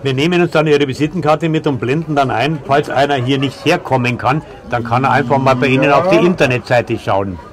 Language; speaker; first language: German; native; German